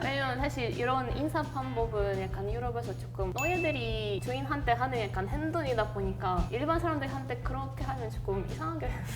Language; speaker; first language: Korean; non-native, fluent; Ukrainian